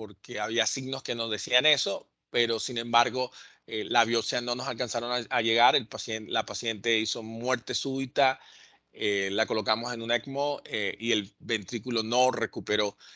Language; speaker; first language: Spanish; native; Spanish